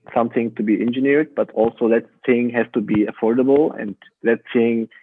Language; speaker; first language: English; non-native, fluent; German